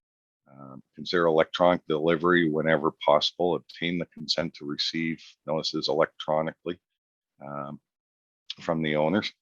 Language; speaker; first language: English; native; English